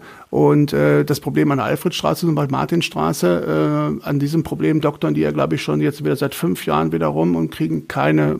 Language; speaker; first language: German; native; German